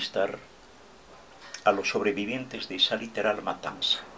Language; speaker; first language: Spanish; native; Spanish